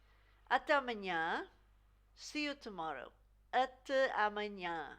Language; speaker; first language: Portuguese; non-native, fluent; English